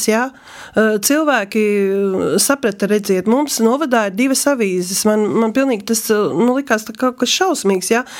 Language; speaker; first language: Latvian; native; Latvian